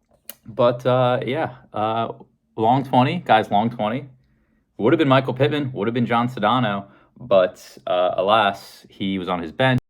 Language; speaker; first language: English; native; English